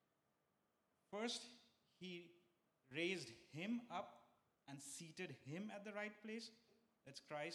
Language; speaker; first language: English; non-native, local second language; Bangla